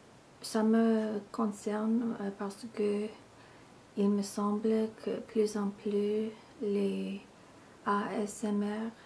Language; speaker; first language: French; non-native, learner; English